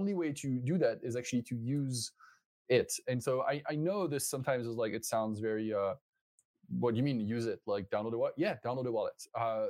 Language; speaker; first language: English; non-native, fluent; French